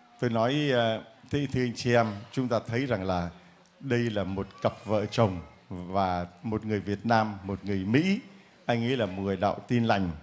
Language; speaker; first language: Vietnamese; native; Vietnamese